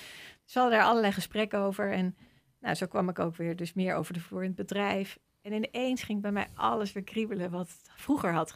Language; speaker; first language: Dutch; native; Dutch